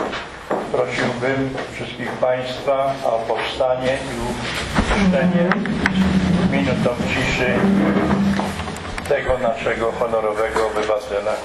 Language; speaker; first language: Polish; native; Polish